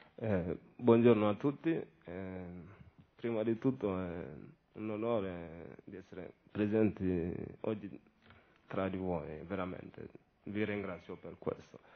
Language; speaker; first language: Italian; non-native, learner; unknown